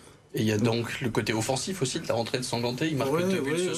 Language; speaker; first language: French; native; French